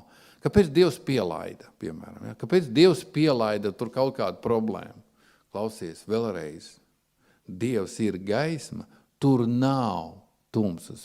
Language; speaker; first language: Latvian; non-native, local second language; Russian